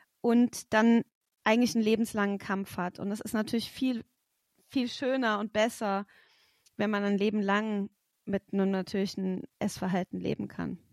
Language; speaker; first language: German; native; German